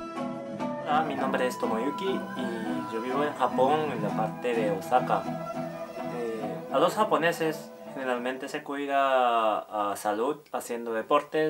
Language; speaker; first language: Spanish; non-native, fluent; Japanese